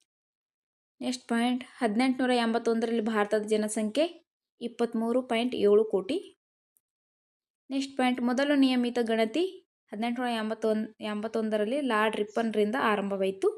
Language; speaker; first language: Kannada; native; Kannada